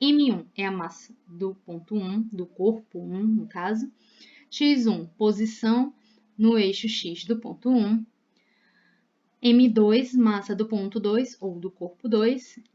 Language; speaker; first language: Portuguese; native; Portuguese